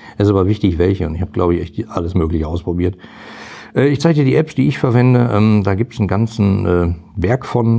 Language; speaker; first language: German; native; German